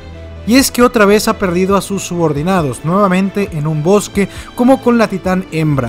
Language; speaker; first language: Spanish; native; Spanish